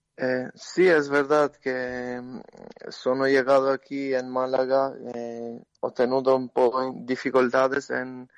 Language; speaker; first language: Spanish; non-native, learner; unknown